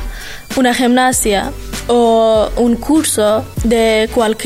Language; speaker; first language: Spanish; non-native, learner; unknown